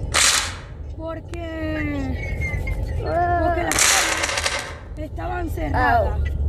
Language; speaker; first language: Spanish; native; Spanish